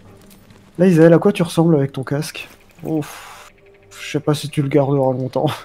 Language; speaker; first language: French; native; French